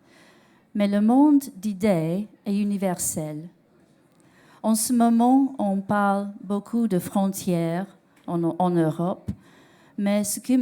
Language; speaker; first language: French; non-native, learner; English